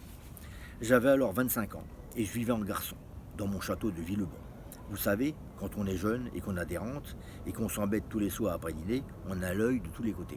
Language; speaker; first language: French; native; French